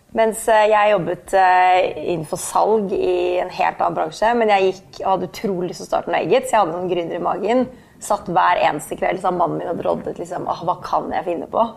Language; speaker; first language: Norwegian; native; Norwegian